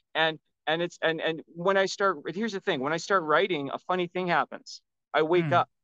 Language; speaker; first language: English; native; English